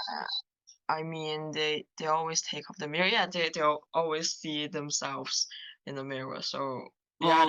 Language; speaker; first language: English; non-native, learner; Chinese